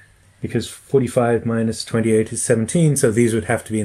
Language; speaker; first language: English; native; English